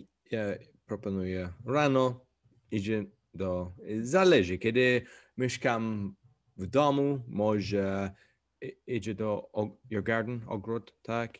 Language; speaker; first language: Polish; non-native, learner; English